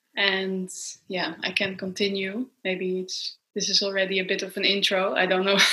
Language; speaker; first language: English; non-native, fluent; Dutch